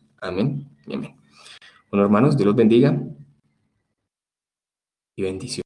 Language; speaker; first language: Spanish; native; Spanish